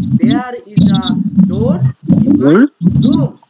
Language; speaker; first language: English; non-native, local second language; Bangla